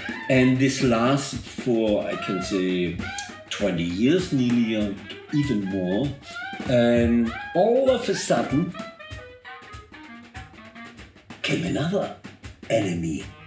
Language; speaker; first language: English; non-native, fluent; German